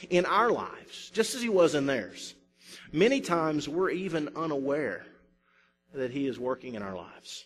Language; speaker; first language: English; native; English